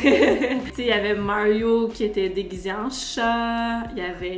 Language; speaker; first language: French; native; French